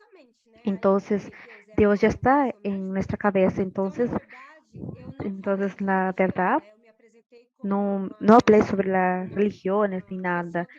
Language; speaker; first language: Spanish; non-native, learner; Portuguese